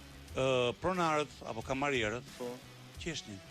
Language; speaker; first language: Albanian; native; Albanian